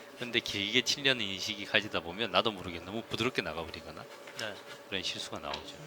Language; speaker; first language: Korean; native; Korean